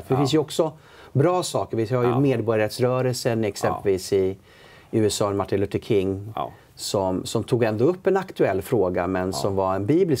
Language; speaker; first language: Swedish; native; Swedish